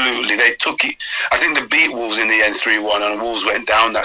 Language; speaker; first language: English; native; English